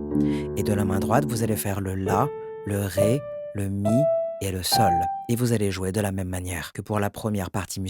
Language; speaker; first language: French; native; French